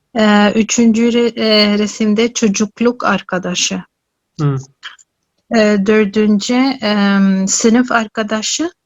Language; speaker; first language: Turkish; non-native, learner; Urdu